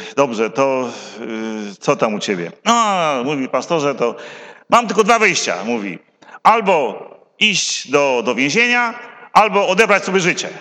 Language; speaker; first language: Polish; native; Polish